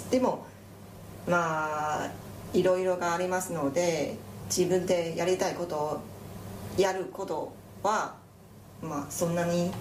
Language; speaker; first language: Japanese; non-native, fluent; Chinese